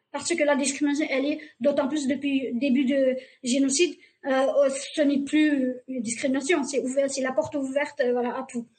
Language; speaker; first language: French; non-native, fluent; Uyghur